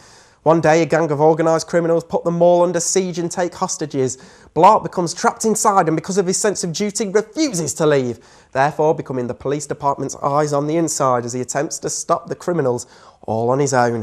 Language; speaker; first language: English; native; English